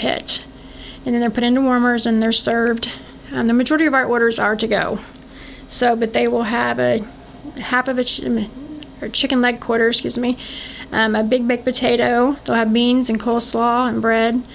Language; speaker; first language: English; native; English